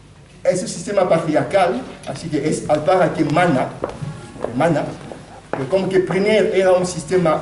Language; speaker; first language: Catalan; non-native, fluent; Lingala